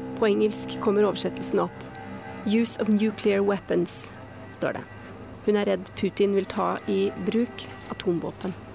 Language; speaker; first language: Norwegian; native; Norwegian